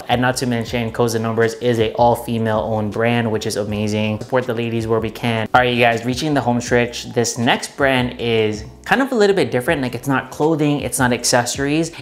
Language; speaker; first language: English; native; English